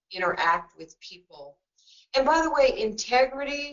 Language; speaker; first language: English; native; English